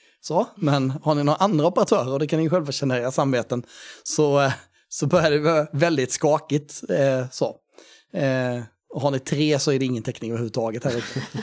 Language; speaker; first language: Swedish; native; Swedish